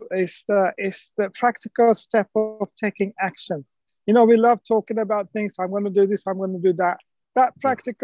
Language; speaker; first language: English; non-native, local second language; Sinhala